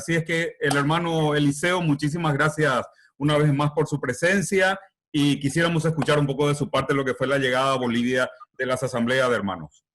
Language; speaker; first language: Spanish; native; Spanish